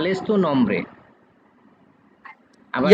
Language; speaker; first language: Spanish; non-native, fluent; Bangla